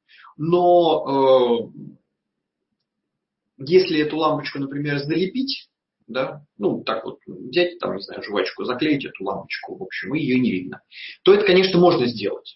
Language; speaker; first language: Russian; native; Russian